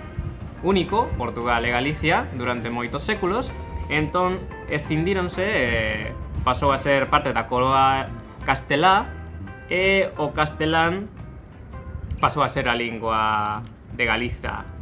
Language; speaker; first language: Galician; non-native, local second language; Spanish